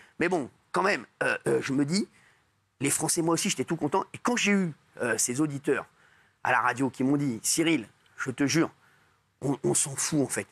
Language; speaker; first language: French; native; French